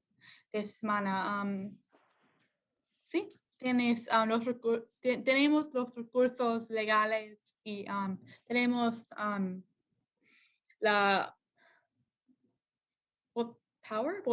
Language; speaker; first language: Spanish; non-native, learner; English